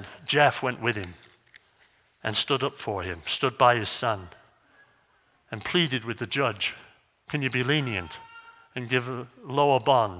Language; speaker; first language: English; native; English